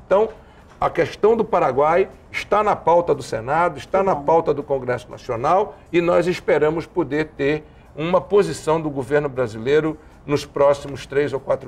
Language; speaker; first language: Portuguese; native; Portuguese